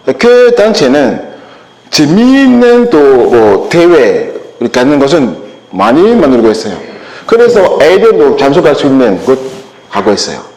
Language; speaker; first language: Korean; non-native, learner; French